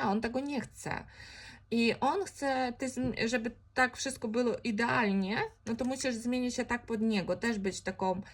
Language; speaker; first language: Polish; non-native, fluent; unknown